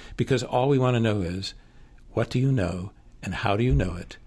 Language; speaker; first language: English; native; English